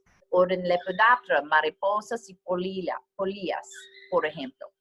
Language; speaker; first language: Spanish; non-native, learner; English